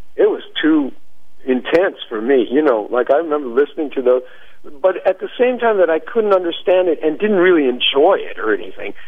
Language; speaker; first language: English; native; English